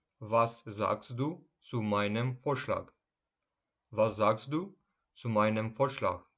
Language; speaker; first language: German; non-native, fluent; Ukrainian